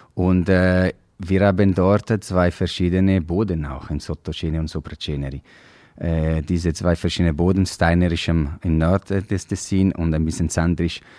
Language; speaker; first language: German; non-native, local second language; Italian